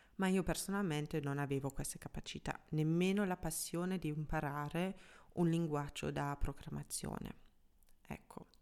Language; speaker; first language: Italian; non-native, fluent; German